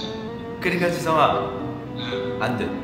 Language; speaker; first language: Korean; native; Korean